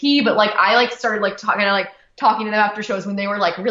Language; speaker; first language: English; native; English